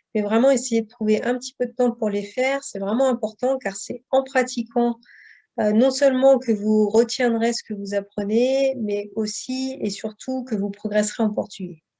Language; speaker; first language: French; native; French